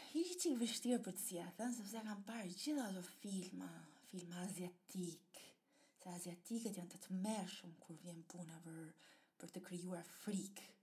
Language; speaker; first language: Albanian; early bilingual, heritage; Albanian